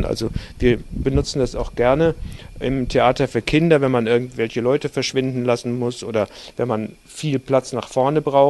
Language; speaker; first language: German; native; German